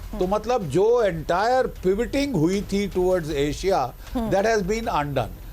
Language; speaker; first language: Hindi; native; Hindi